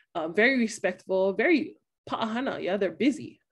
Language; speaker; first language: English; native; English